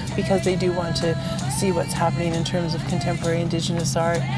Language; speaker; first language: English; native; English